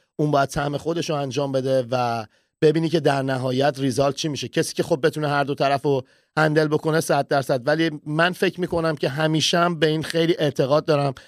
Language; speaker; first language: Persian; early bilingual, heritage; Persian